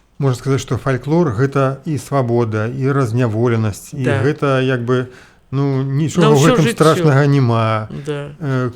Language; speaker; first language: Belarusian; native; Belarusian